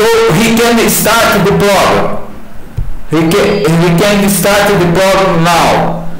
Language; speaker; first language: English; non-native, learner; Portuguese